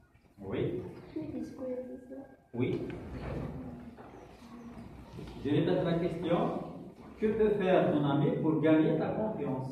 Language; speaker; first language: French; non-native, local second language; Kabyle